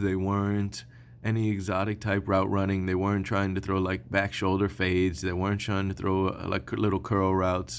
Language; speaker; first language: English; native; English